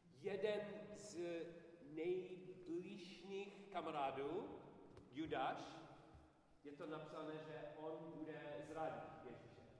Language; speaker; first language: Czech; non-native, learner; English